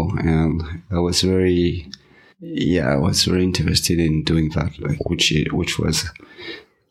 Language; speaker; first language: English; non-native, fluent; French